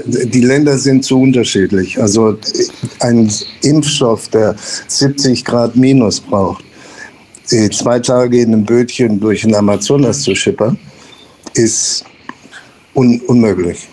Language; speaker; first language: German; non-native, fluent; Spanish